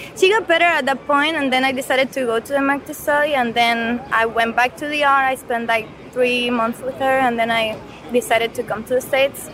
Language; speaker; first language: English; non-native, fluent; Spanish